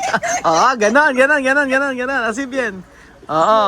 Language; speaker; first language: Spanish; non-native, learner; Filipino